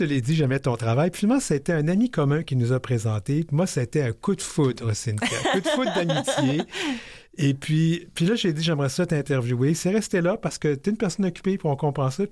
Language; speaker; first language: French; native; French